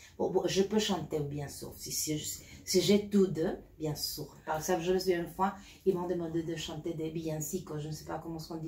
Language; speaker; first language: French; non-native, learner; Spanish